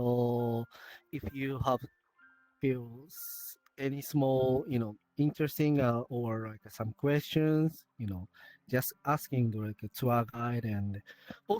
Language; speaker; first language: English; non-native, learner; Japanese